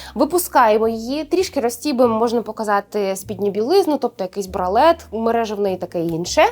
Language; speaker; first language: Ukrainian; native; Ukrainian